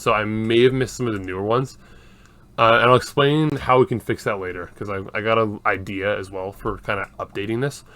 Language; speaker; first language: English; native; English